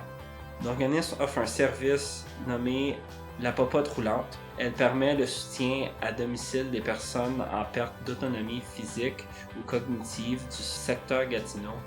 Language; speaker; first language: French; native; French